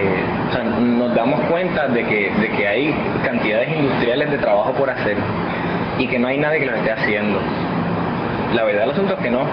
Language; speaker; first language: Spanish; native; Spanish